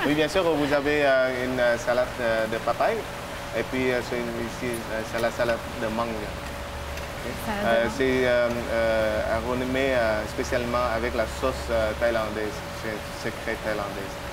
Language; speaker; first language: French; non-native, fluent; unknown